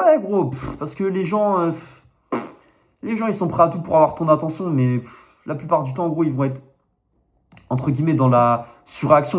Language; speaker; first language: French; native; French